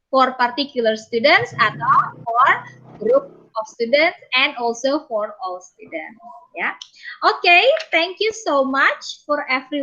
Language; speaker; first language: English; non-native, fluent; Indonesian